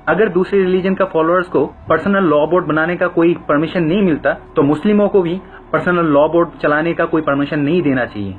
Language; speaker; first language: Hindi; non-native, fluent; Bangla